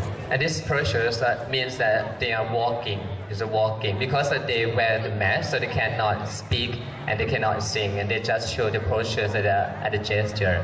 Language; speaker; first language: English; non-native, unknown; Thai